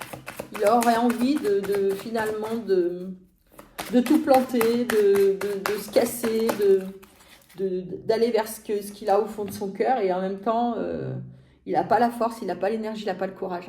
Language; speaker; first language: French; native; French